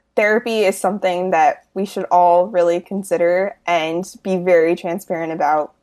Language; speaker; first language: English; early bilingual, other home language; Hindi